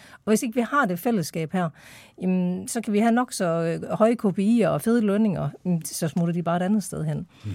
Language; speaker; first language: Danish; native; Danish